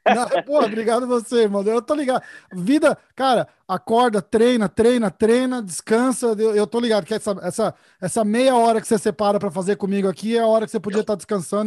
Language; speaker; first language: Portuguese; native; Portuguese